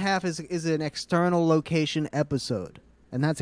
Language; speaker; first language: English; native; English